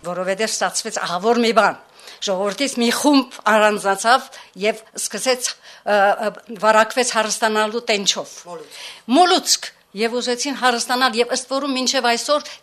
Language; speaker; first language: Armenian; native; Armenian